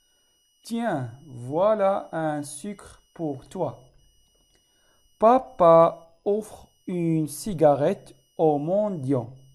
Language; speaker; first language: French; non-native, fluent; Arabic